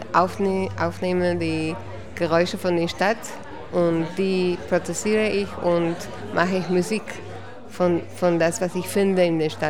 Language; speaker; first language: German; non-native, learner; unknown